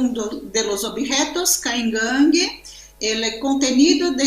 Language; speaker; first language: Spanish; non-native, learner; Portuguese